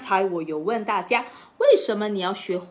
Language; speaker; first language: Chinese; non-native, local second language; Malay